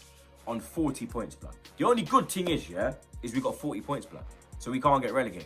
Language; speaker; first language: English; native; English